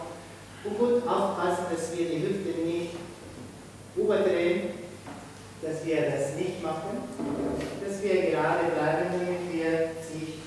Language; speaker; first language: German; non-native, fluent; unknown